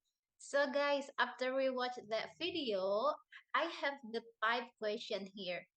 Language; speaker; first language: English; non-native, learner; Indonesian